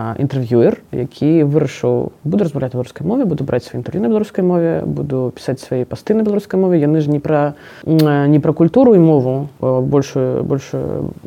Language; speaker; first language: Belarusian; non-native, local second language; Russian